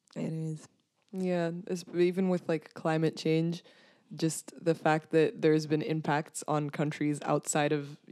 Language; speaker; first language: English; non-native, fluent; Romanian